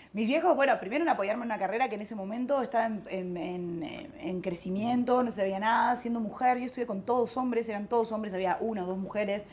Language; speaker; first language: Spanish; native; Spanish